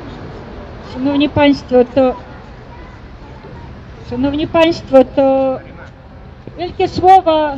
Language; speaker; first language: Polish; early bilingual, heritage; Polish